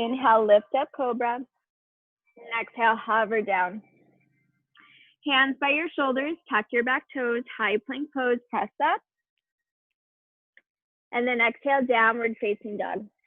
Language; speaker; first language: English; native; English